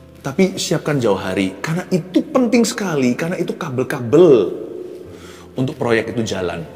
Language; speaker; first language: Indonesian; native; Indonesian